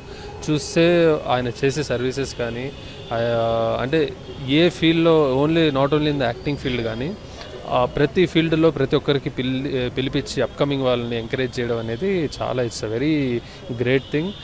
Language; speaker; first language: Telugu; native; Telugu